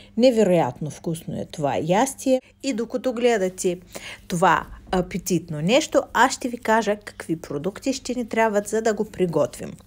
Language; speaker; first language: Bulgarian; non-native, fluent; Russian